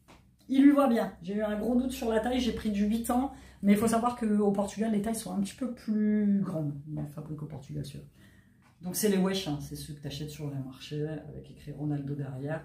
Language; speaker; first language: French; native; French